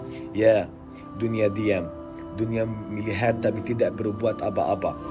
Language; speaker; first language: Indonesian; non-native, fluent; Arabic